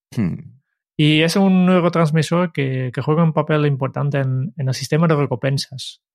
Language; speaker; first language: Spanish; non-native, fluent; Dutch